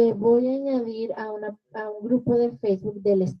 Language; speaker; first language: Spanish; native; Spanish